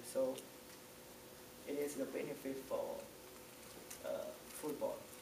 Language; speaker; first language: English; non-native, learner; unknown